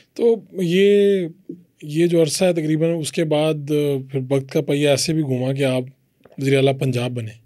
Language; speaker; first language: Urdu; non-native, local second language; Punjabi